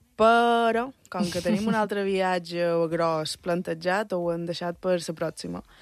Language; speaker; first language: Catalan; early bilingual, other home language; Spanish